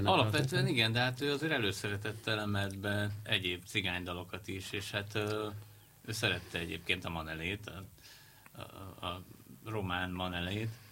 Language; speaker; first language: Hungarian; native; Hungarian